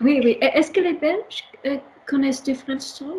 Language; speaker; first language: French; non-native, learner; English